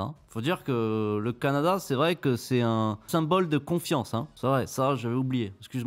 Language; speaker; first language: French; native; French